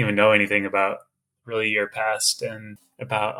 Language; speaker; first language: English; native; English